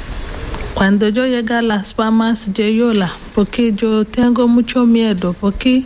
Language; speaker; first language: Spanish; non-native, learner; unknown